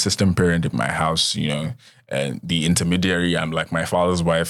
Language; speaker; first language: English; non-native, local second language; Yoruba